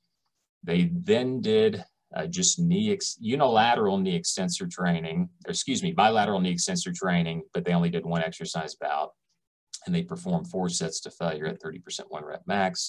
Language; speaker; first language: English; native; English